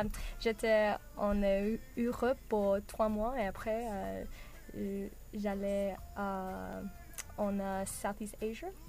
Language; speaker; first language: French; non-native, learner; English